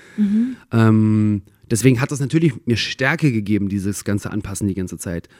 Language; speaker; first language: German; early bilingual, other home language; Russian